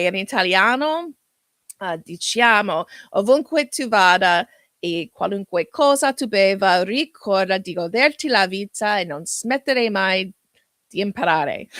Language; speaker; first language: Italian; non-native, learner; English